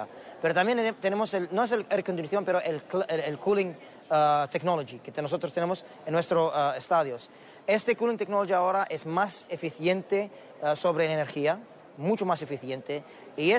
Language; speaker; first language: Spanish; non-native, learner; Arabic